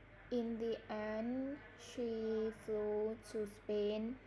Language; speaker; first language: English; non-native, learner; Vietnamese